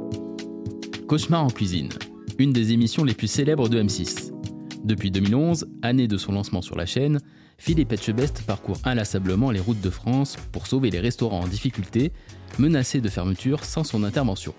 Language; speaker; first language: French; native; French